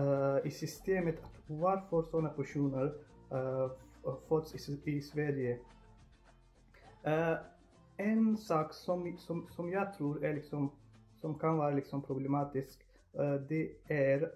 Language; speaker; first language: Swedish; non-native, fluent; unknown